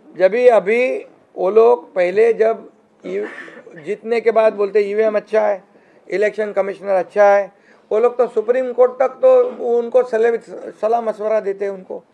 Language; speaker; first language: Hindi; non-native, local second language; Marathi